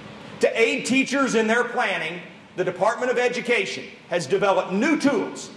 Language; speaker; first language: English; native; English